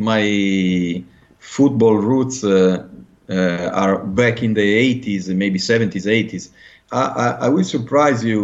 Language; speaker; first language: English; non-native, fluent; Italian